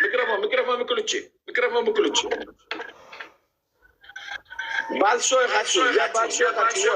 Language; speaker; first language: Russian; non-native, learner; Uzbek